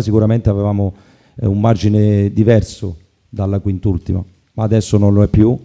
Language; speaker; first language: Italian; native; Italian